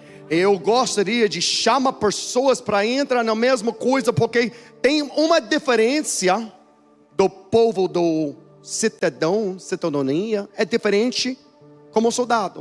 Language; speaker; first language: Portuguese; non-native, learner; English